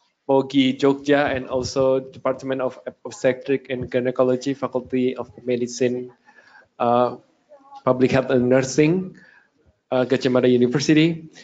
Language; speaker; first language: English; non-native, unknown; Indonesian